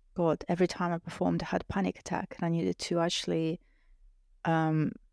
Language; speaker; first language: English; non-native, fluent; Russian